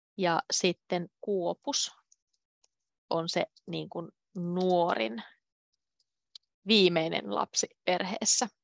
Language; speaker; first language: Finnish; native; Finnish